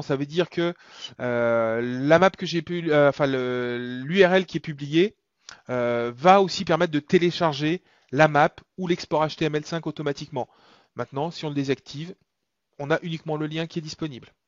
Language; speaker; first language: French; native; French